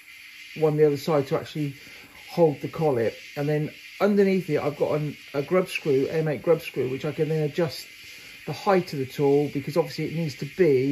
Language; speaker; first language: English; native; English